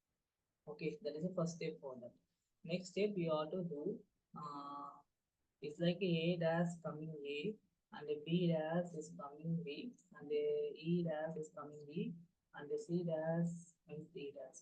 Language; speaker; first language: English; non-native, local second language; Tamil